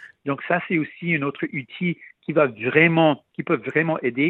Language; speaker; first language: French; non-native, local second language; Punjabi